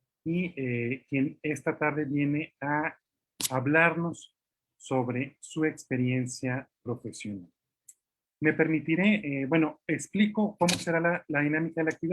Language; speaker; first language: Spanish; native; Spanish